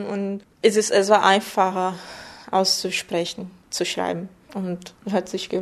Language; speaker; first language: German; non-native, fluent; Portuguese